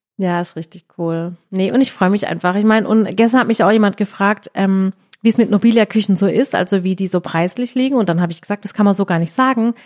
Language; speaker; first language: German; native; German